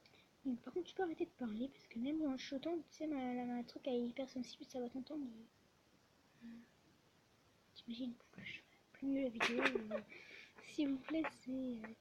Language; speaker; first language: French; native; French